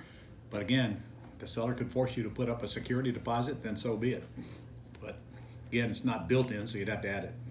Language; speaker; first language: English; native; English